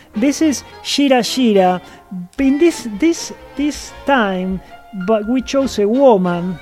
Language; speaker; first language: English; non-native, fluent; Spanish